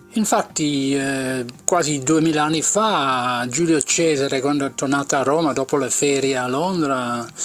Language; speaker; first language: Italian; non-native, fluent; English